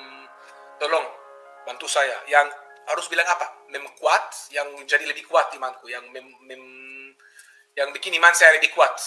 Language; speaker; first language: Indonesian; non-native, fluent; Hebrew